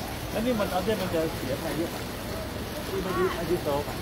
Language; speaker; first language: Thai; native; Thai